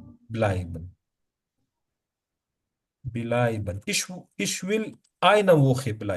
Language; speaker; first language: German; non-native, fluent; Urdu